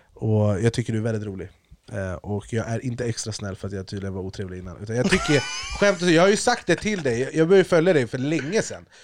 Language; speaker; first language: Swedish; early bilingual, other home language; Arabic